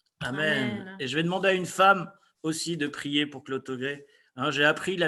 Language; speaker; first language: French; native; French